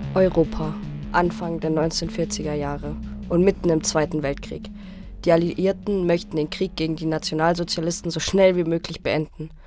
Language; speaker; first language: German; native; German